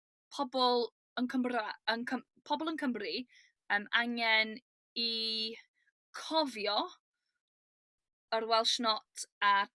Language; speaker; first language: Welsh; non-native, learner; English